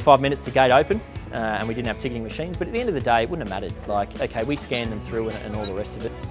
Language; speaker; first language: English; native; English